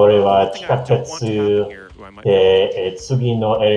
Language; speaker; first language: Japanese; non-native, fluent; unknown